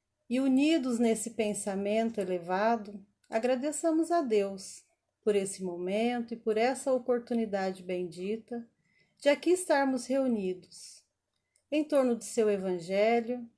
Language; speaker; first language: Portuguese; native; Portuguese